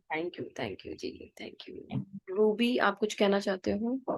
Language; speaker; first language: Hindi; native; Hindi